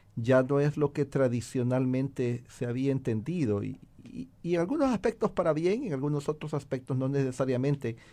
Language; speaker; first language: Spanish; native; Spanish